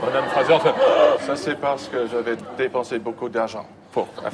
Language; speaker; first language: French; non-native, learner; English